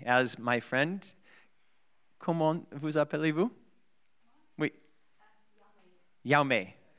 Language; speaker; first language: French; non-native, learner; English